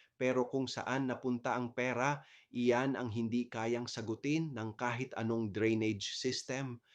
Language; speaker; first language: Filipino; native; Filipino